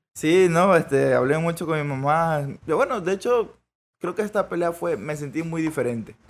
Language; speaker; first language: Spanish; native; Spanish